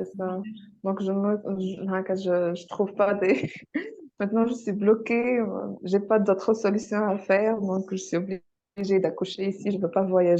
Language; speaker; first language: French; non-native, fluent; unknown